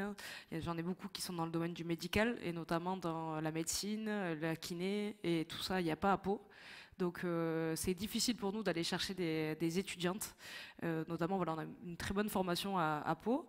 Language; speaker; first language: French; native; French